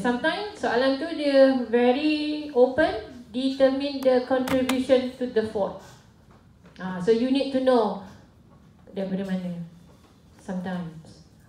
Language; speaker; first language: English; non-native, local second language; Malay